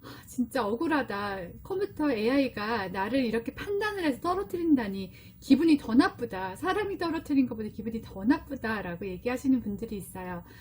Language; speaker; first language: Korean; native; Korean